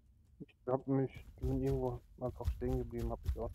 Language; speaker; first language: German; native; German